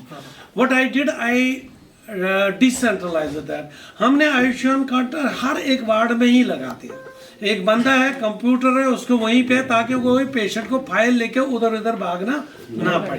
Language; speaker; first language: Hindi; non-native, local second language; Kashmiri